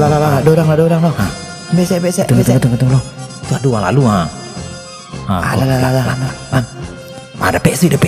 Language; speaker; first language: Indonesian; non-native, local second language; Minangkabau